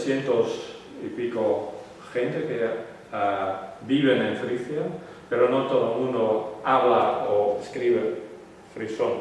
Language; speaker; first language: Spanish; non-native, fluent; Western Frisian